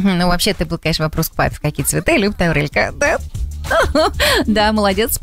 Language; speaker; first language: Russian; native; Russian